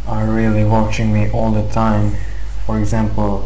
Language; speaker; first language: English; non-native, fluent; Serbian